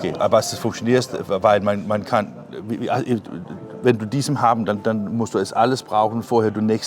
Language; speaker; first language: German; non-native, fluent; Danish